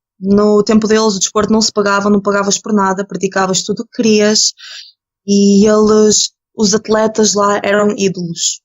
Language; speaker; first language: Portuguese; early bilingual, other home language; Ukrainian